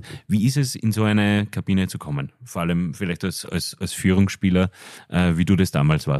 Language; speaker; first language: German; native; German